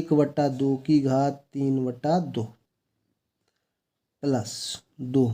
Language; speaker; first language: Hindi; native; Hindi